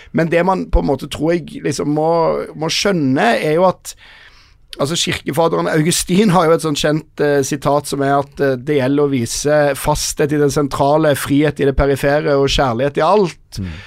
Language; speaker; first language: Norwegian; native; Norwegian